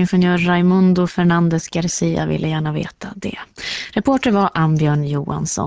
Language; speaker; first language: Swedish; native; Swedish